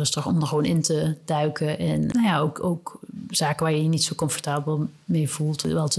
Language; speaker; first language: Dutch; native; Dutch